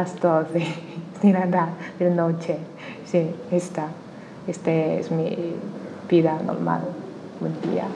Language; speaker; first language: Spanish; non-native, learner; Chinese